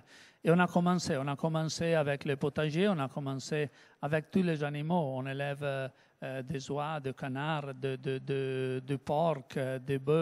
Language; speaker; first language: French; non-native, learner; Italian